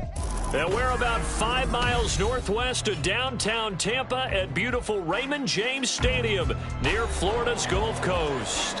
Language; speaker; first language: English; native; English